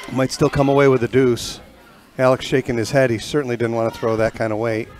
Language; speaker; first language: English; native; English